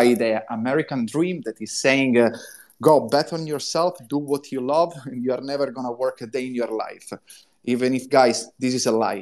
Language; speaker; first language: English; non-native, fluent; Italian